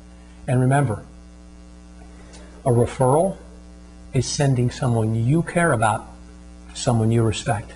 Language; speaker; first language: English; native; English